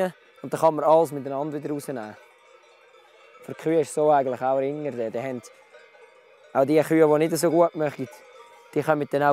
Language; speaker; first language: German; native; German